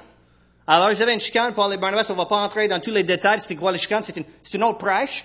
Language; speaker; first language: French; non-native, fluent; English